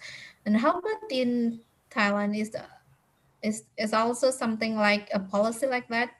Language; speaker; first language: English; non-native, fluent; Indonesian